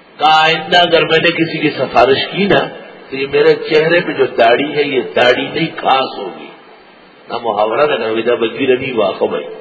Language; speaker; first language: Urdu; non-native, local second language; Pashto